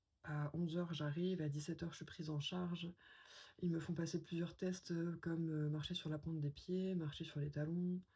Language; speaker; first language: French; native; French